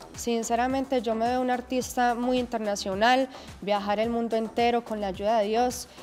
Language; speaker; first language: Spanish; early bilingual, heritage; English